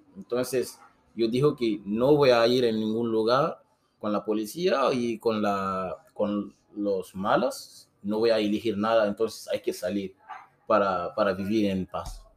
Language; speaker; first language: Spanish; non-native, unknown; Susu